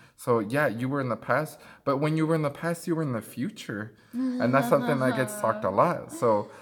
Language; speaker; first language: English; early bilingual, other home language; Spanish